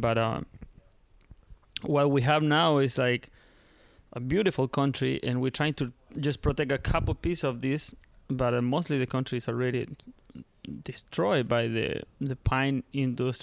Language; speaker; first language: English; non-native, learner; Spanish